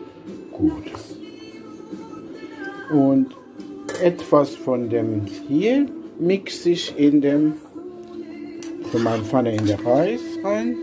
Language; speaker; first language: German; non-native, learner; Persian